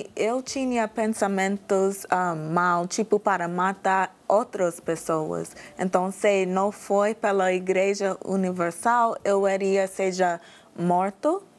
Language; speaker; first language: Portuguese; non-native, learner; English